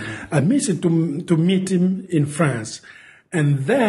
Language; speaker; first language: English; non-native, fluent; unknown